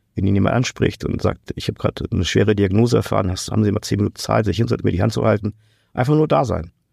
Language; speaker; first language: German; non-native, fluent; Portuguese